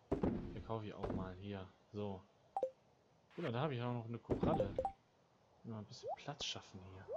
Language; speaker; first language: German; native; German